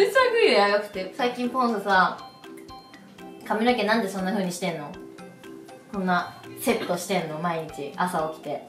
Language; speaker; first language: Japanese; native; Japanese